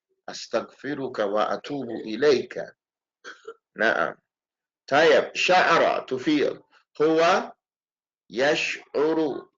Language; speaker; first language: Arabic; non-native, fluent; English